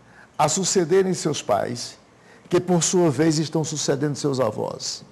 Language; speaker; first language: Portuguese; native; Portuguese